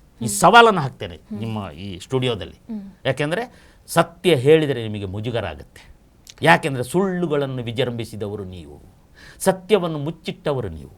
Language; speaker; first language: Kannada; non-native, local second language; Kodava